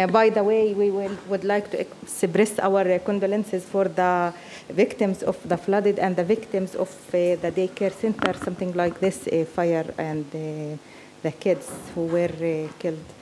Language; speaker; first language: English; non-native, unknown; Arabic